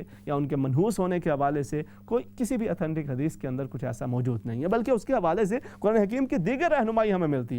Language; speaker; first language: Urdu; native; Urdu